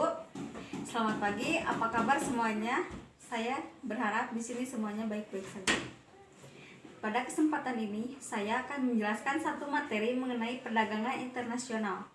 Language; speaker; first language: Indonesian; native; Indonesian